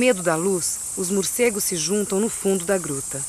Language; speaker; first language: Portuguese; native; Portuguese